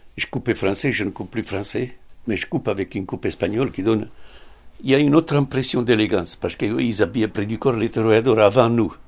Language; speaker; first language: French; non-native, fluent; Italian